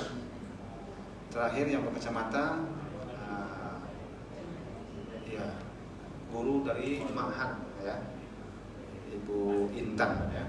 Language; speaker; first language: Indonesian; native; Indonesian